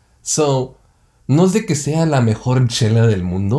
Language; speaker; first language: Spanish; early bilingual, heritage; Spanish